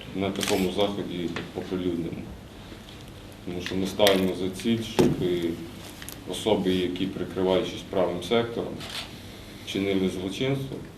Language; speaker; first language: Ukrainian; native; Ukrainian